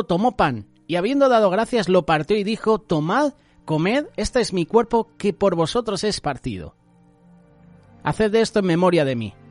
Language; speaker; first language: Spanish; native; Spanish